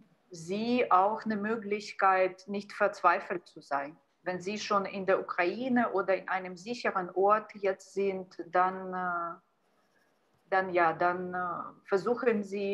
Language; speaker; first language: German; non-native, fluent; Ukrainian